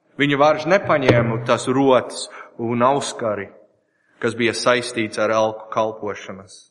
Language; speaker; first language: Latvian; non-native, learner; English